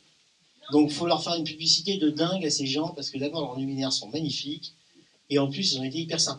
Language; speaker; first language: French; native; French